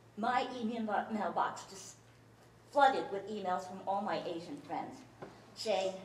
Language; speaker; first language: English; early bilingual, other home language; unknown